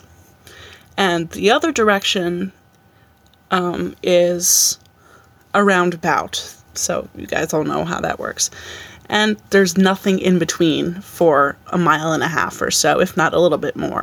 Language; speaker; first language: English; native; English